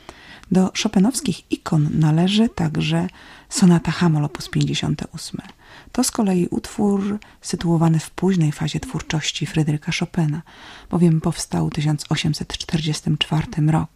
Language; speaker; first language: Polish; native; Polish